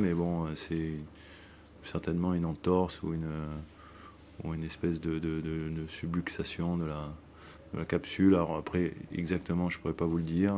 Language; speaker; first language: French; native; French